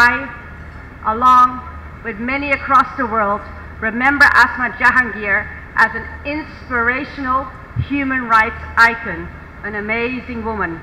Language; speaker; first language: English; non-native, fluent; Dutch